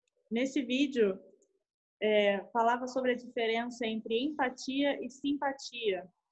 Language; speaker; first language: English; non-native, fluent; Portuguese